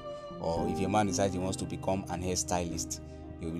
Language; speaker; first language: English; non-native, local second language; Yoruba